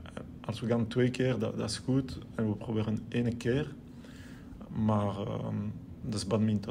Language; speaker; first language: Dutch; non-native, local second language; French